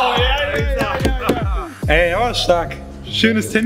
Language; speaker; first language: German; native; German